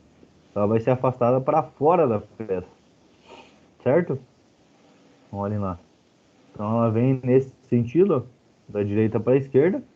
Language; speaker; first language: Portuguese; native; Portuguese